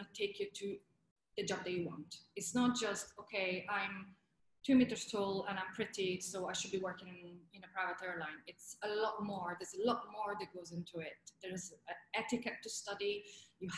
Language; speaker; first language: English; non-native, fluent; Italian